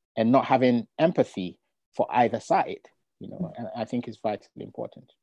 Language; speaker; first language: English; non-native, local second language; Ga